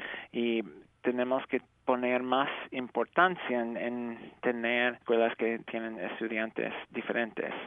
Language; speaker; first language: Spanish; early bilingual, heritage; English